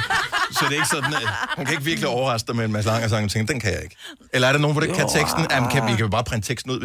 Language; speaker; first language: Danish; native; Danish